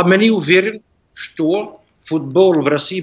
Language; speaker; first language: Russian; non-native, learner; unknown